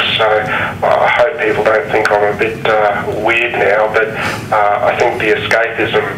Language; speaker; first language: English; native; English